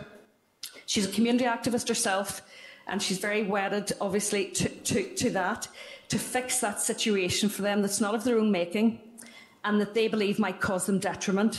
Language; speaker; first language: English; native; English